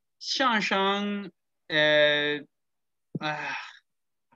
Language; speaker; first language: Chinese; non-native, learner; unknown